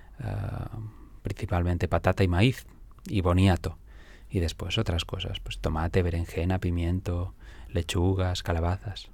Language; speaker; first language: Spanish; non-native, local second language; Catalan